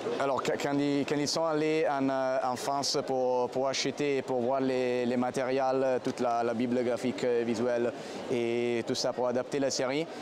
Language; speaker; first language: French; non-native, fluent; Italian